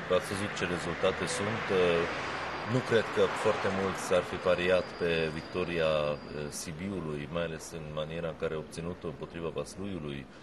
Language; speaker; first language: Romanian; non-native, local second language; Hungarian